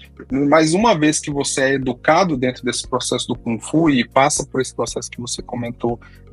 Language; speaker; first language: Portuguese; native; Portuguese